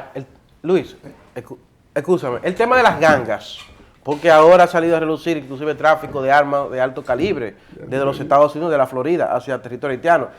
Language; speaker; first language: Spanish; native; Spanish